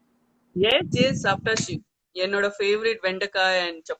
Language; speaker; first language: Tamil; non-native, fluent; Gujarati